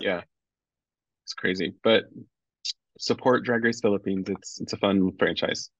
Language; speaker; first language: English; native; English